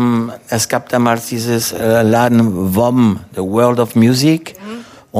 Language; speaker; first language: German; non-native, fluent; French